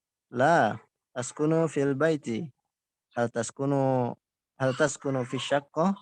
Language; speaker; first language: Arabic; non-native, learner; Indonesian